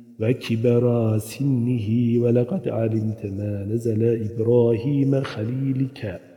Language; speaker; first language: Arabic; non-native, fluent; Turkish